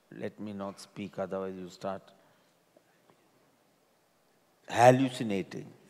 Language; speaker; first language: English; non-native, local second language; Gujarati